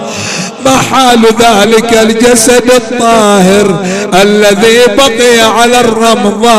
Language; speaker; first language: Arabic; native; Arabic